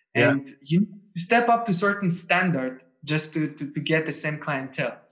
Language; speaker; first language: English; non-native, fluent; Russian